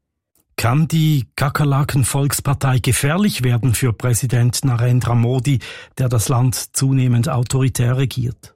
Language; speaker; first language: German; native; German